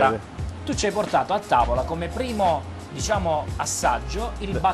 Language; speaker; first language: Italian; native; Italian